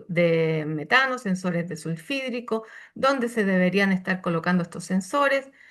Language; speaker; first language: Spanish; native; Spanish